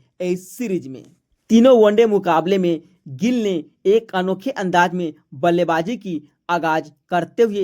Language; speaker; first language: Hindi; native; Hindi